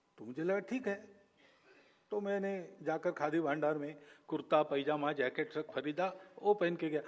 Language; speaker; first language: Hindi; non-native, local second language; Malayalam